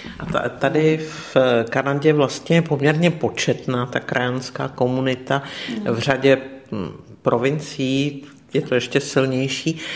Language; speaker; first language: Czech; native; Czech